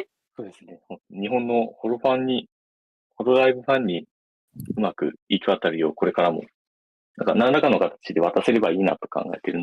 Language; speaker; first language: Japanese; native; Japanese